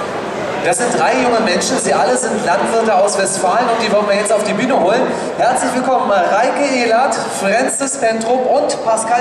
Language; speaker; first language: German; native; German